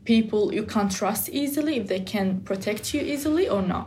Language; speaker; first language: English; non-native, fluent; Arabic